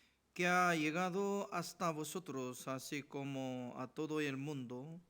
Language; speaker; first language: Spanish; non-native, fluent; Korean